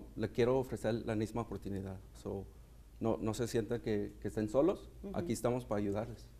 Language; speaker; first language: Spanish; early bilingual, heritage; Spanish